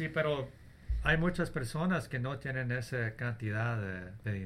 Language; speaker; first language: Spanish; early bilingual, heritage; English